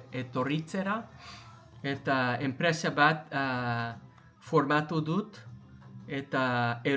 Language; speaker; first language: Basque; non-native, learner; English